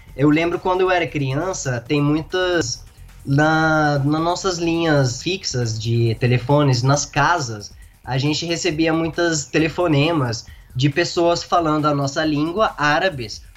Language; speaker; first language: Portuguese; non-native, fluent; Arabic